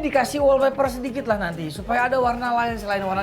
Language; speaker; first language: Indonesian; native; Indonesian